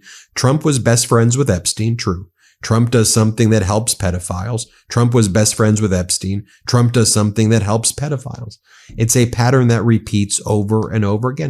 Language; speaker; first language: English; native; English